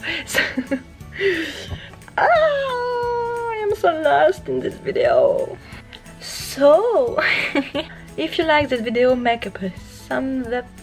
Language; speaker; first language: English; non-native, learner; French